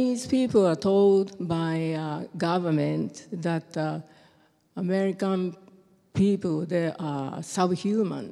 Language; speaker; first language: English; non-native, fluent; Japanese